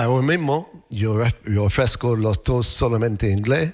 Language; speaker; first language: Spanish; non-native, learner; English